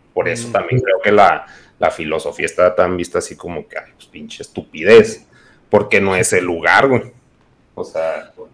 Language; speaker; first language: Spanish; native; Spanish